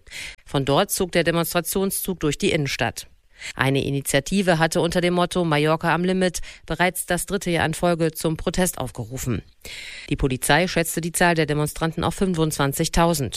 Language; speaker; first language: German; native; German